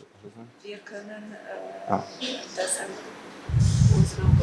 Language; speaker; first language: German; non-native, fluent; Polish